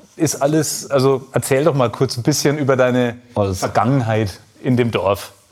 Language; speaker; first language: German; native; German